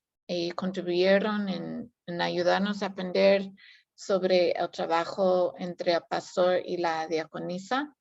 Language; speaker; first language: Spanish; non-native, fluent; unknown